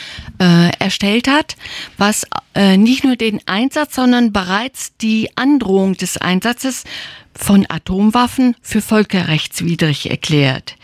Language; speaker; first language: German; native; German